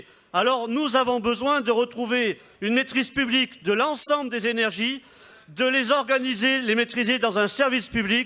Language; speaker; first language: French; native; French